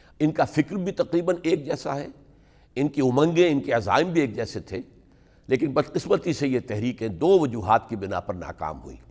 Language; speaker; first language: Urdu; native; Urdu